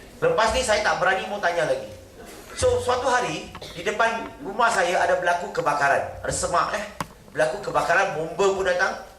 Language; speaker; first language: Malay; non-native, local second language; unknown